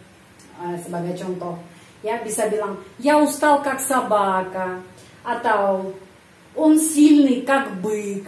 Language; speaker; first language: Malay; non-native, fluent; Russian